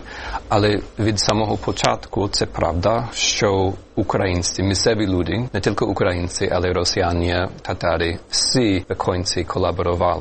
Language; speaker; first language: Ukrainian; non-native, fluent; English